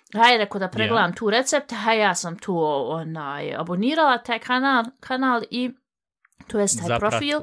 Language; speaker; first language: Bosnian; early bilingual, heritage; Bosnian